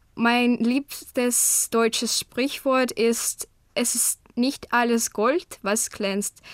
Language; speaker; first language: German; non-native, fluent; Russian